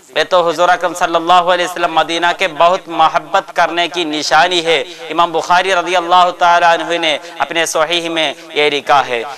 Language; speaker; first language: Urdu; non-native, local second language; Malayalam